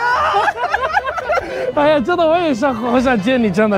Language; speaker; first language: Chinese; non-native, fluent; Arabic